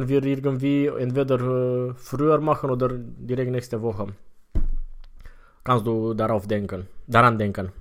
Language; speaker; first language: German; non-native, fluent; Romanian